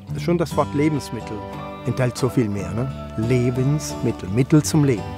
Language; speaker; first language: German; non-native, fluent; Italian